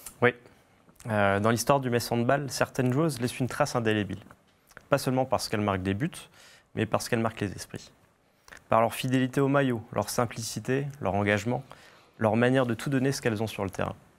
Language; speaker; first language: French; native; French